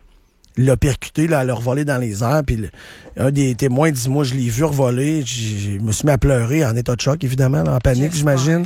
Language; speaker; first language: French; native; French